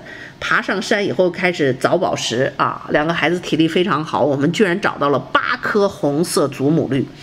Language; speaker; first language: Chinese; native; Chinese